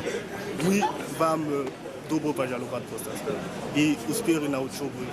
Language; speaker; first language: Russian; non-native, learner; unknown